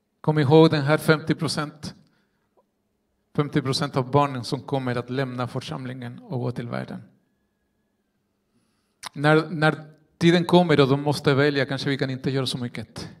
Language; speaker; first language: Swedish; non-native, fluent; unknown